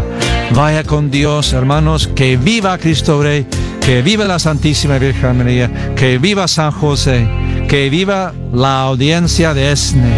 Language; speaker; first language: Spanish; non-native, fluent; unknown